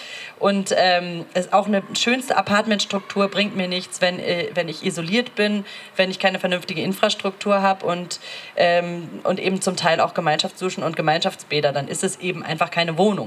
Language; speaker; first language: German; native; German